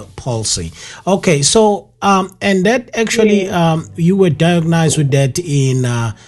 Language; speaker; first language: English; non-native, local second language; Zulu